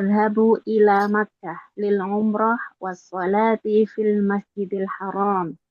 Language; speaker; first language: Arabic; non-native, learner; Indonesian